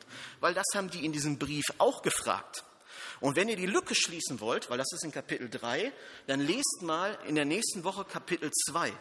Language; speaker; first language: German; native; German